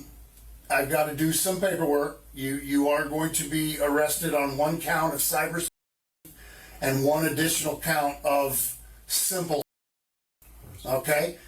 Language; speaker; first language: English; native; English